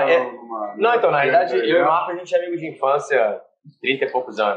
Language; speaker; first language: Portuguese; native; Portuguese